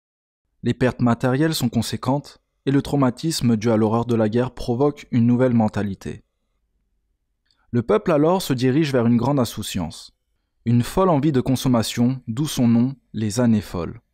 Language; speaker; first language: French; native; French